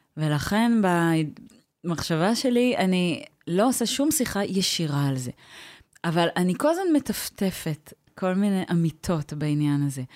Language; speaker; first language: Hebrew; native; Hebrew